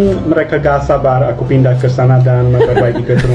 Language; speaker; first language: Indonesian; non-native, fluent; Hungarian